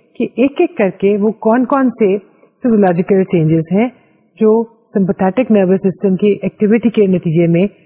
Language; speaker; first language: Urdu; native; Urdu